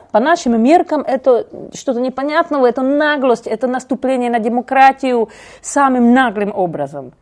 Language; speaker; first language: Russian; non-native, fluent; Czech